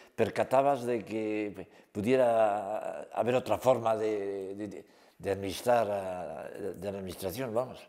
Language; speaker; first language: Spanish; native; Spanish